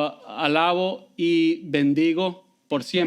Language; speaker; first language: Spanish; early bilingual, heritage; Spanish